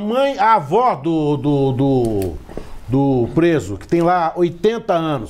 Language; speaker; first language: Portuguese; native; Portuguese